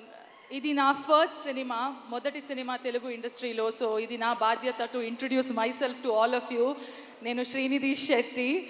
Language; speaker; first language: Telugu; non-native, learner; Kannada